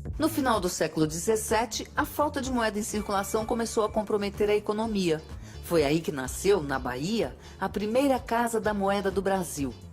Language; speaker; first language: Portuguese; native; Portuguese